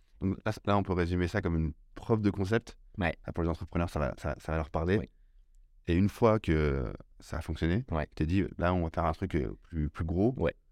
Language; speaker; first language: French; native; French